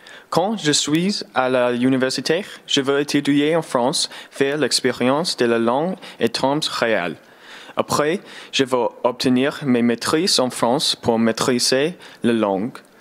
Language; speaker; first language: French; non-native, learner; English